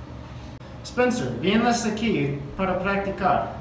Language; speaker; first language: Spanish; non-native, learner; English